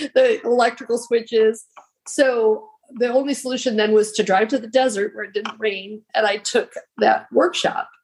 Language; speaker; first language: English; native; English